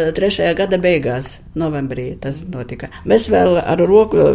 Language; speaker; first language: Latvian; native; Latvian